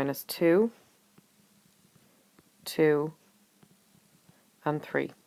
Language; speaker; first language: English; native; English